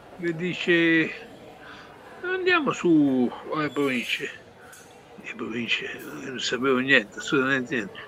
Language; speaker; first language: Italian; native; Italian